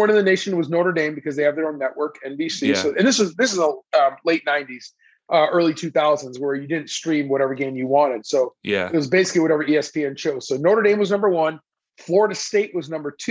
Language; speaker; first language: English; early bilingual, other home language; Persian